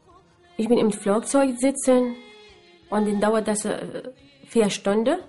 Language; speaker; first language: German; non-native, learner; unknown